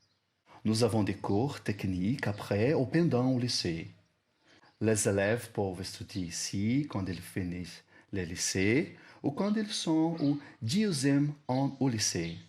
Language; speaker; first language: French; non-native, learner; Portuguese